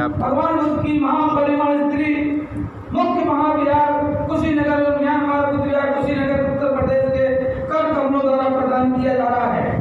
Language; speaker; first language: Hindi; native; Hindi